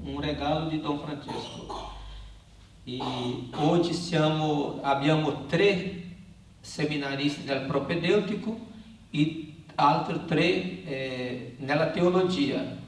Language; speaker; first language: Italian; non-native, learner; Portuguese